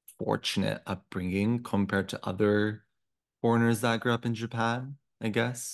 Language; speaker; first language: English; non-native, fluent; Japanese